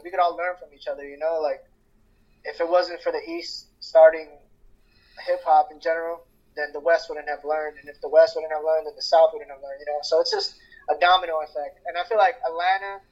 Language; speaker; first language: English; early bilingual, other home language; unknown